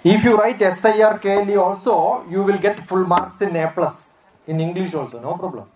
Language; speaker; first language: English; non-native, local second language; Malayalam